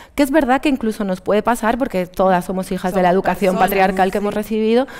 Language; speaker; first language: Spanish; native; Spanish